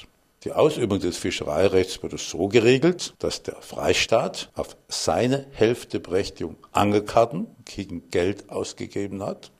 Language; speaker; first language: German; native; German